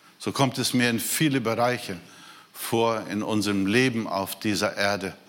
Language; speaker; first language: German; non-native, fluent; Portuguese